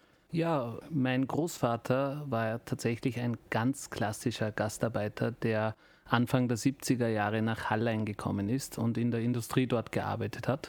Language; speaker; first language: German; early bilingual, other home language; Turkish